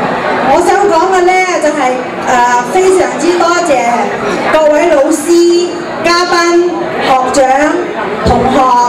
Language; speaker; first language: Chinese; early bilingual, heritage; Cantonese